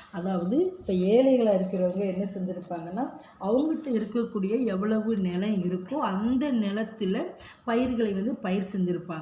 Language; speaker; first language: Tamil; native; Tamil